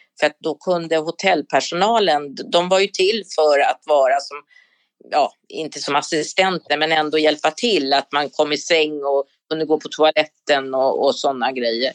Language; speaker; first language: Swedish; native; Swedish